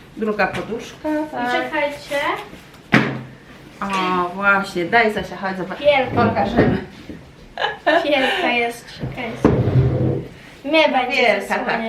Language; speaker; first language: Polish; native; Polish